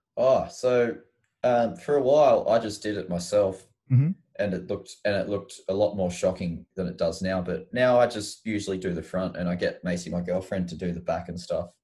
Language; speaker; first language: English; native; English